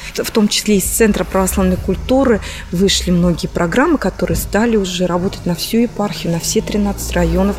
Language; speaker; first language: Russian; native; Russian